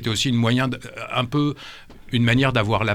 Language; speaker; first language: French; native; French